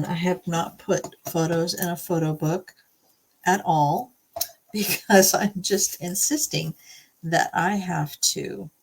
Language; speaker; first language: English; native; English